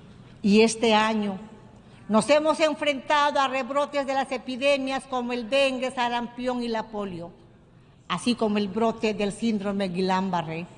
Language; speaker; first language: Spanish; native; Spanish